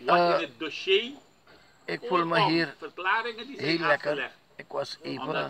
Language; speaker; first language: Dutch; non-native, local second language; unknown